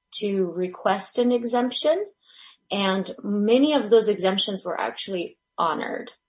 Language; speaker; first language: English; early bilingual, other home language; Russian